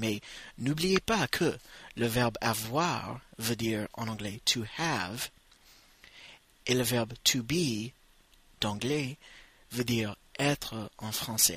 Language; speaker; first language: French; non-native, fluent; English